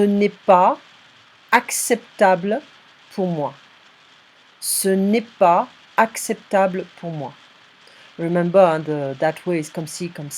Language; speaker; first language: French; non-native, fluent; English